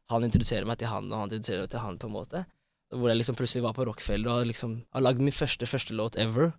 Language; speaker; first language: Norwegian; early bilingual, other home language; Amharic